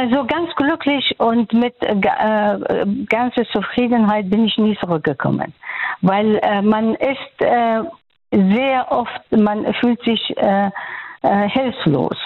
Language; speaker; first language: German; non-native, fluent; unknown